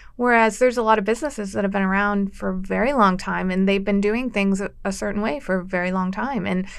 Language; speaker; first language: English; native; English